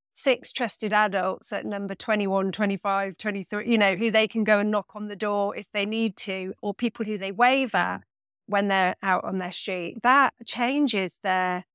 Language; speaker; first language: English; native; English